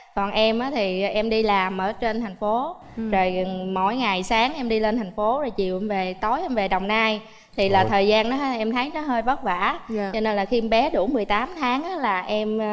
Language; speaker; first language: Vietnamese; native; Vietnamese